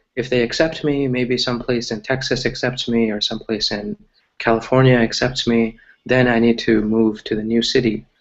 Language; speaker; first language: English; early bilingual, other home language; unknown